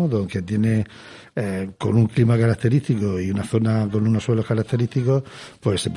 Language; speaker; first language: Spanish; native; Spanish